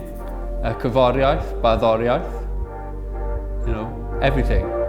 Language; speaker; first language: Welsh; non-native, learner; English